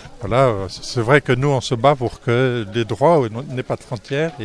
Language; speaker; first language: French; native; French